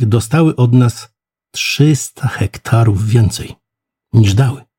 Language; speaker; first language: Polish; native; Polish